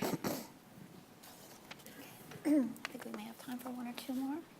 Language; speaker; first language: English; native; English